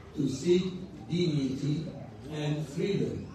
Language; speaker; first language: English; non-native, fluent; Arabic